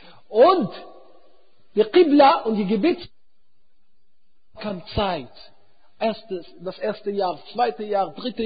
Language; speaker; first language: German; non-native, fluent; Arabic